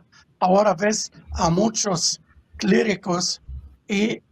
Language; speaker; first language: Spanish; non-native, fluent; Arabic